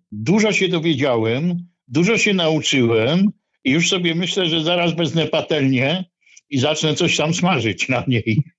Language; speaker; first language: Polish; native; Polish